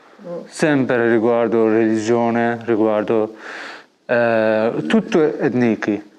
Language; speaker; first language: Italian; non-native, learner; Persian